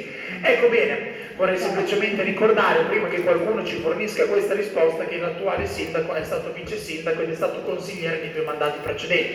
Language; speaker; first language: Italian; native; Italian